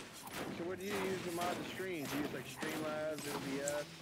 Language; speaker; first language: English; native; English